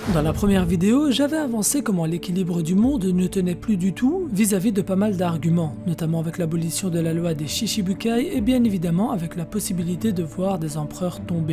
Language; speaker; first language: French; native; French